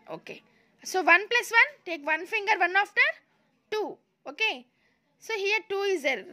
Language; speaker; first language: English; non-native, local second language; Telugu